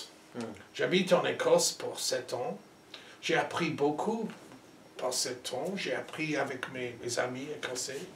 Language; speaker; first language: French; non-native, learner; English